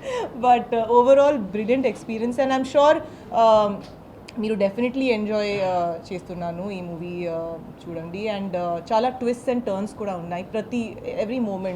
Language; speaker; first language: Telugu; non-native, learner; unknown